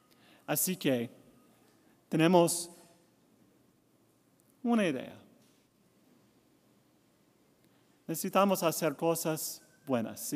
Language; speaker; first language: Spanish; non-native, learner; English